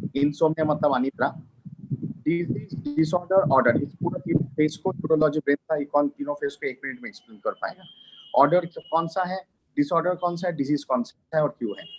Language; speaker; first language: Hindi; non-native, local second language; Bangla